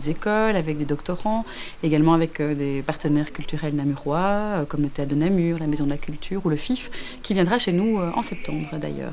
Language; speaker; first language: French; native; French